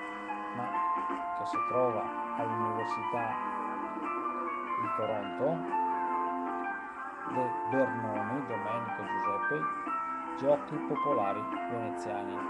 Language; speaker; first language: Italian; native; Italian